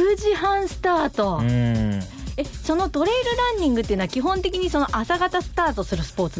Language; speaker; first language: Japanese; native; Japanese